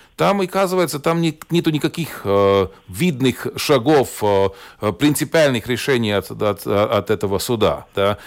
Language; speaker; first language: Russian; non-native, local second language; Latvian